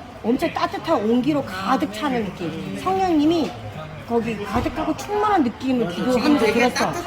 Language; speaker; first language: Korean; native; Korean